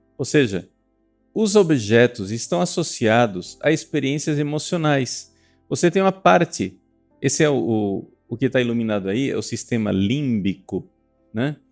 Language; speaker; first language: Portuguese; native; Portuguese